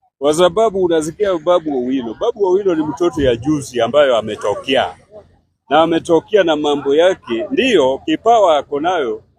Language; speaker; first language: Swahili; non-native, local second language; Luo (Kenya and Tanzania)